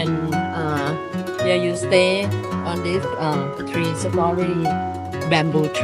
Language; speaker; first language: English; non-native, local second language; Thai